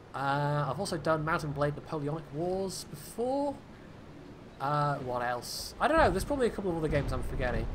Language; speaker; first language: English; native; English